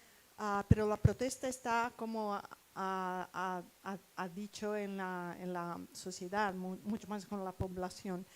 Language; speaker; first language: Spanish; non-native, fluent; Portuguese